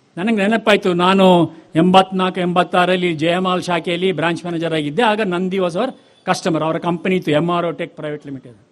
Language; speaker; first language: Kannada; native; Kannada